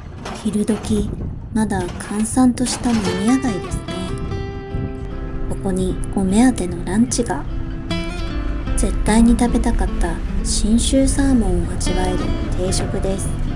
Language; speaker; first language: Japanese; native; Japanese